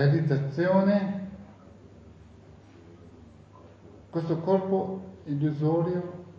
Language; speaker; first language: Italian; non-native, fluent; Tibetan